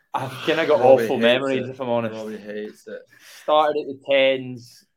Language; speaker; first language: English; native; English